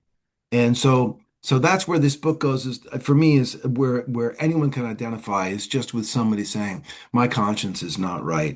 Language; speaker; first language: English; native; English